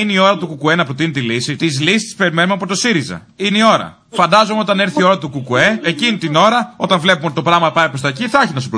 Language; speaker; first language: Greek; native; Greek